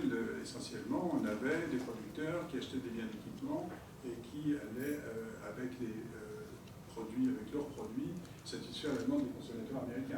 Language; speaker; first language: French; native; French